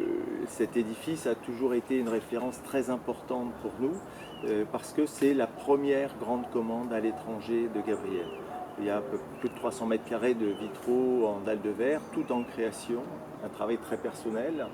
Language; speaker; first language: French; native; French